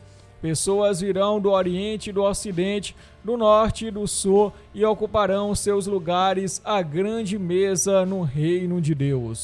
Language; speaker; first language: Portuguese; native; Portuguese